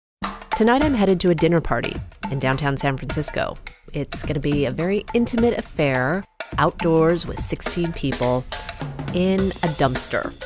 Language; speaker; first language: English; native; English